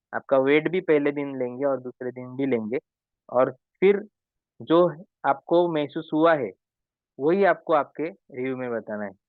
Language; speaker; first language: Hindi; non-native, local second language; Marathi